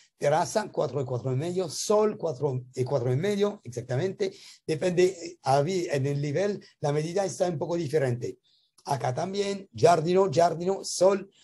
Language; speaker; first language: Spanish; non-native, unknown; French